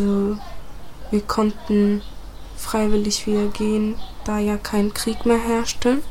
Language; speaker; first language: German; early bilingual, other home language; Bosnian